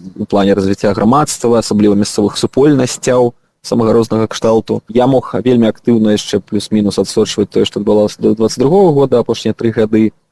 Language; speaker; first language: Belarusian; non-native, local second language; Russian